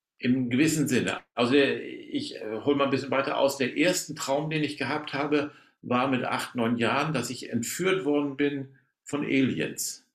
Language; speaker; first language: German; native; German